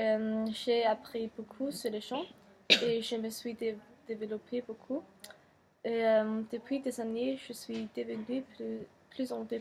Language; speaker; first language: French; non-native, learner; Danish